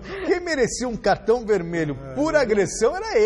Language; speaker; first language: Portuguese; native; Portuguese